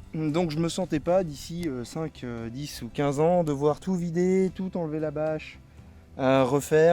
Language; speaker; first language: French; native; French